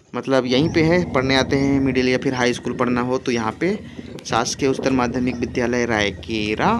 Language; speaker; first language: Hindi; native; Hindi